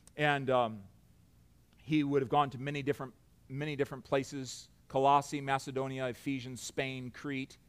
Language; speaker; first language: English; native; English